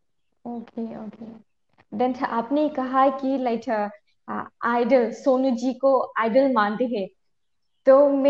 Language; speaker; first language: Hindi; non-native, local second language; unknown